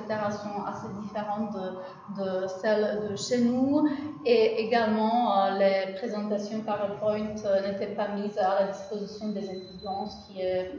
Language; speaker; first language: French; non-native, fluent; Czech